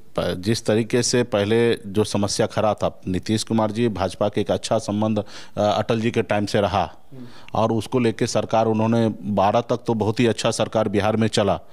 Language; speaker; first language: Hindi; native; Hindi